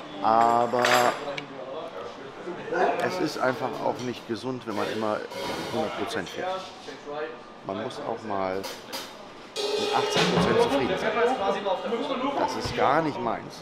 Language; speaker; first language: German; native; German